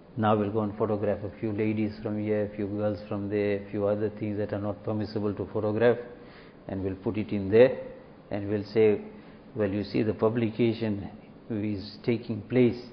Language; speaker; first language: English; native; English